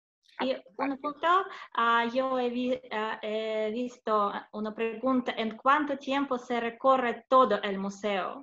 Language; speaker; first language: Spanish; non-native, learner; Russian